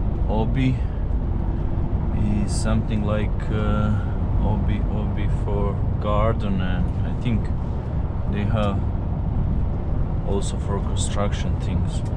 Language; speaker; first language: English; non-native, learner; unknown